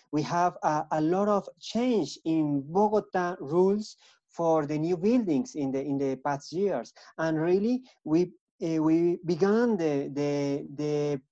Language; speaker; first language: English; non-native, learner; Spanish